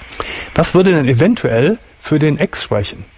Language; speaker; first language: German; native; German